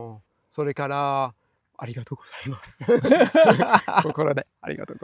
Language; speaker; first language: Japanese; non-native, learner; French